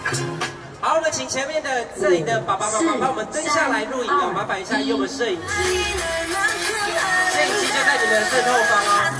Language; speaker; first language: Chinese; native; Chinese